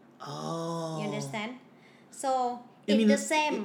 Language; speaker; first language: English; non-native, learner; Thai